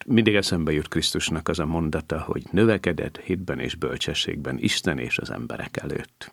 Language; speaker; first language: Hungarian; native; Hungarian